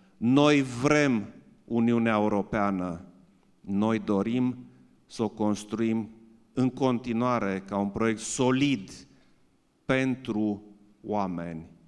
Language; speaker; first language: Romanian; non-native, local second language; German